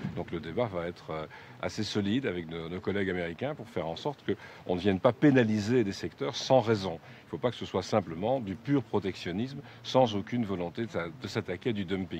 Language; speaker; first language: French; native; French